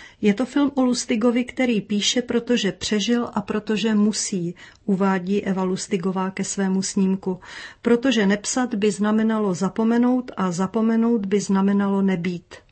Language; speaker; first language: Czech; native; Czech